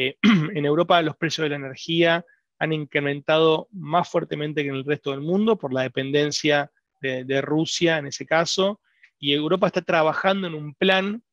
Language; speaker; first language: Spanish; native; Spanish